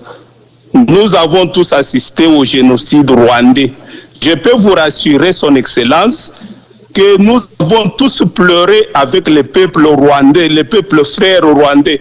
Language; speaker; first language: French; non-native, local second language; Lingala